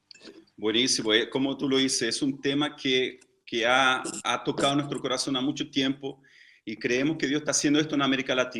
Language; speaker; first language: Spanish; non-native, fluent; Portuguese